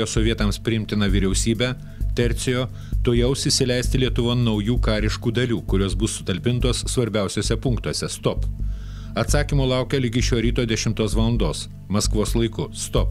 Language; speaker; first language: Lithuanian; native; Lithuanian